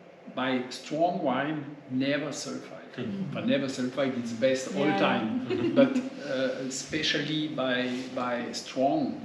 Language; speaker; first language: English; non-native, learner; French